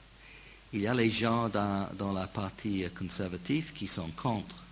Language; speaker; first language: French; non-native, fluent; English